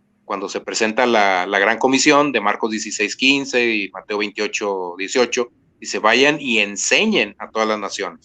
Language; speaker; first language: Spanish; native; Spanish